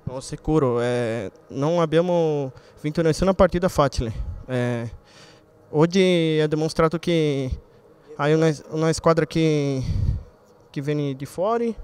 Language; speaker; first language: Italian; non-native, fluent; Spanish